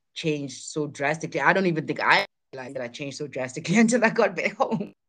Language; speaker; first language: English; non-native, local second language; Zulu